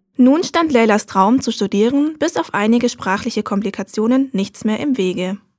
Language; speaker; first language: German; native; German